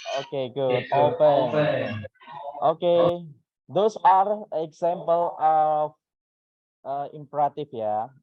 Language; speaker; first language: English; non-native, fluent; Indonesian